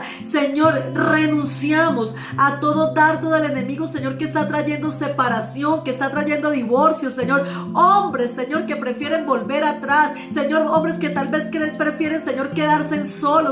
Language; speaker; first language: Spanish; native; Spanish